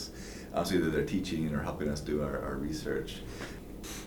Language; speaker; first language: English; native; English